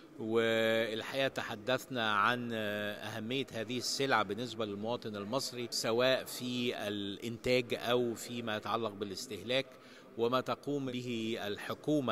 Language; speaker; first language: Arabic; native; Arabic